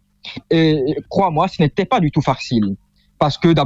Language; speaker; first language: French; non-native, local second language; Fon